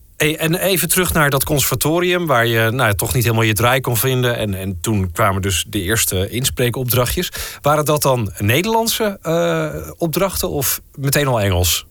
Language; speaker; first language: Dutch; native; Dutch